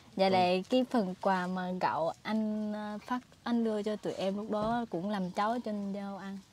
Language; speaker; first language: Vietnamese; non-native, local second language; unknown